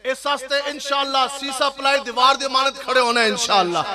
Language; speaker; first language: Urdu; non-native, local second language; Punjabi